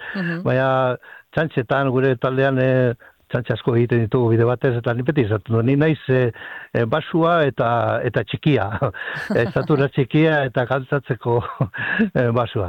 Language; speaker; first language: Basque; native; Basque